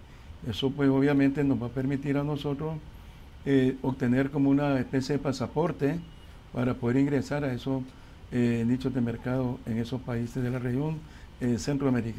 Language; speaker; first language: Spanish; native; Spanish